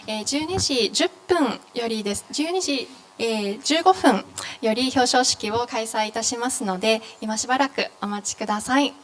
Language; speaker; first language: Japanese; native; Japanese